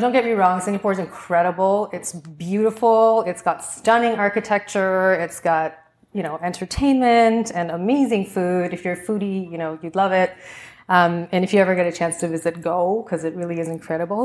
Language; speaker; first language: English; native; English